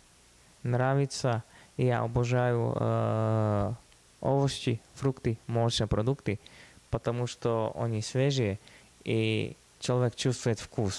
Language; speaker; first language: Russian; non-native, fluent; Slovak